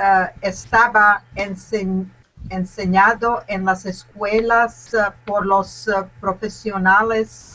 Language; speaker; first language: Spanish; non-native, learner; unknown